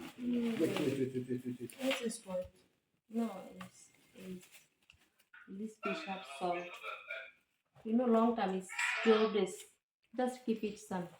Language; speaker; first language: English; non-native, learner; Bangla